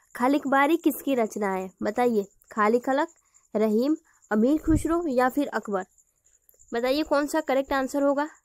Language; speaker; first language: Hindi; native; Hindi